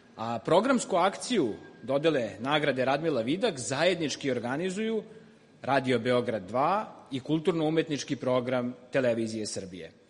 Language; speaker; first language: Serbian; native; Serbian